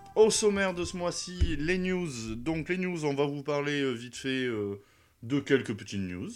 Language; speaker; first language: French; native; French